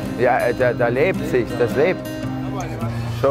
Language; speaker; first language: German; native; German